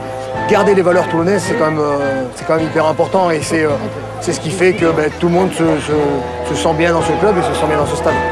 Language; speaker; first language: French; native; French